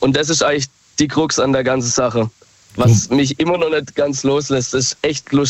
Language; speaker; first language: German; native; German